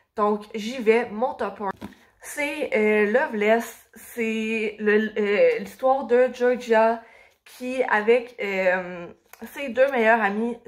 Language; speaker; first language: French; native; French